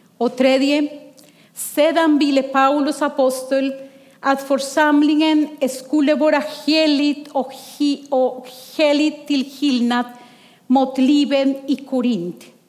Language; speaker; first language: Swedish; non-native, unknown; Spanish